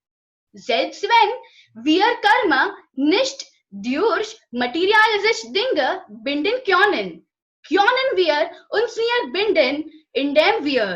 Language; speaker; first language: German; non-native, learner; Gujarati